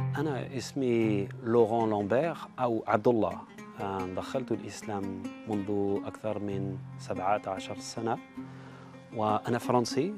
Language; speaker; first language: Arabic; non-native, fluent; French